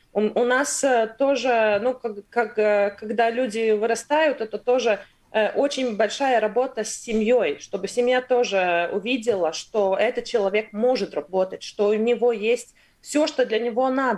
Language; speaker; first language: Russian; non-native, local second language; Latvian